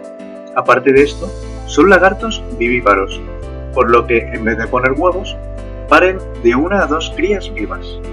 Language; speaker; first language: Spanish; native; Spanish